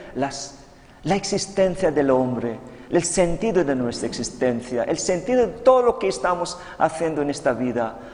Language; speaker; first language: Spanish; non-native, fluent; Filipino